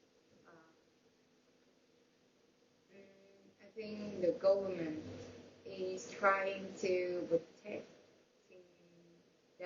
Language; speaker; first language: English; non-native, learner; Vietnamese